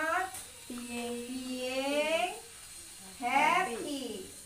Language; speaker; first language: English; non-native, learner; Indonesian